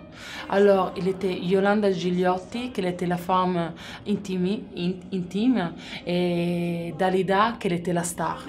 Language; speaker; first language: French; non-native, learner; Italian